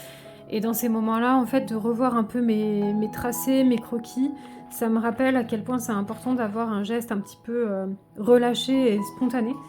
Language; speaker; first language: French; native; French